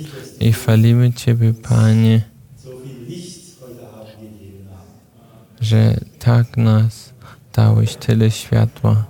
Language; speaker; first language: Polish; non-native, fluent; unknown